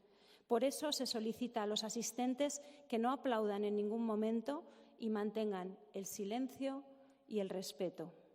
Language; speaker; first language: Spanish; native; Spanish